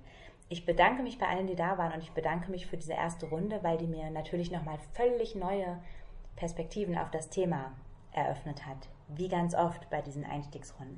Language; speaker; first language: German; native; German